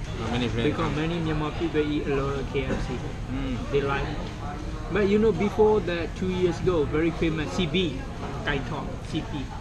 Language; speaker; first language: English; non-native, learner; Burmese